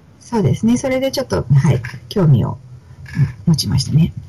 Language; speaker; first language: Japanese; native; Japanese